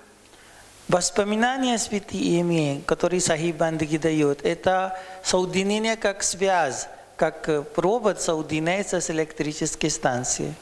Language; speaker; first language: Russian; non-native, learner; Hindi